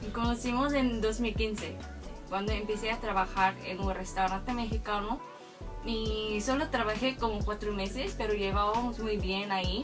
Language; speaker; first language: Spanish; non-native, fluent; Korean